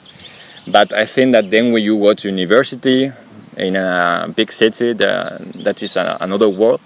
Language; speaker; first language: English; non-native, learner; Spanish